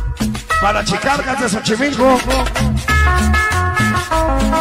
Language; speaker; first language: Spanish; native; Spanish